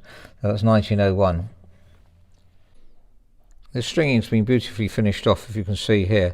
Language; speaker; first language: English; native; English